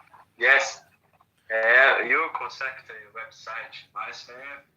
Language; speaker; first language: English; non-native, learner; Portuguese